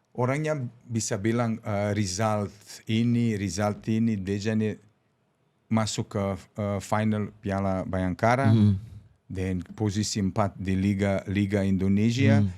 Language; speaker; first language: Indonesian; non-native, fluent; Serbian